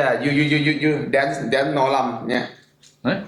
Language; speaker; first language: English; non-native, learner; Thai